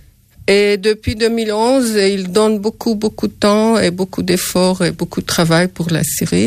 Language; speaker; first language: French; non-native, fluent; Arabic